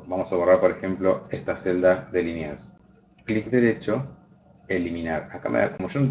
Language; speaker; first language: Spanish; native; Spanish